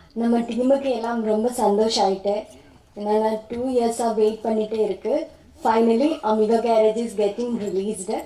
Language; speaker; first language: Tamil; non-native, fluent; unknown